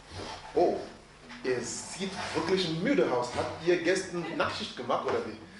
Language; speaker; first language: German; non-native, fluent; French